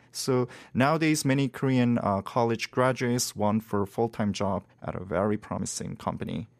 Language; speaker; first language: English; non-native, fluent; Korean